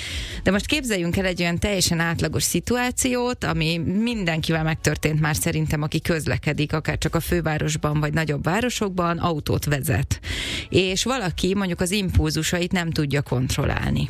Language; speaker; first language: Hungarian; native; Hungarian